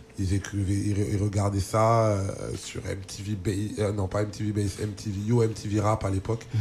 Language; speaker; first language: French; early bilingual, other home language; Lingala